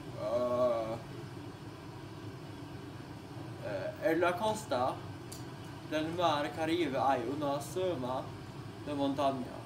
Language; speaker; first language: Spanish; non-native, learner; Swedish